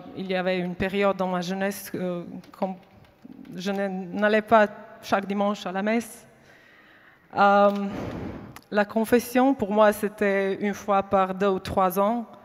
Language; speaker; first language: French; non-native, fluent; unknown